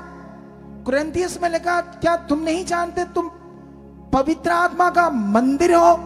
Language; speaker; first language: Hindi; native; Hindi